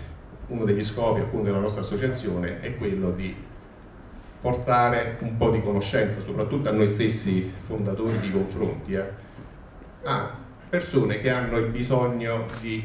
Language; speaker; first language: Italian; native; Italian